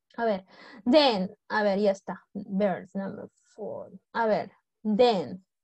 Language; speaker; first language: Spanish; native; Spanish